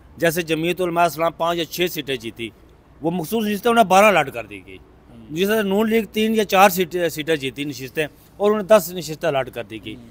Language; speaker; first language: Urdu; native; Urdu